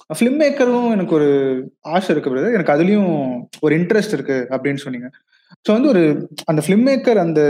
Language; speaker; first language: Tamil; native; Tamil